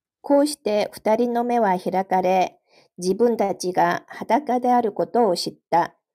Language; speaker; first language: Japanese; non-native, fluent; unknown